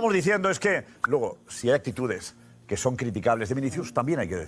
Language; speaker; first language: Spanish; native; Spanish